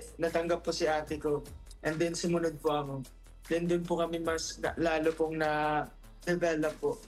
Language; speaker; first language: Filipino; non-native, local second language; Cebuano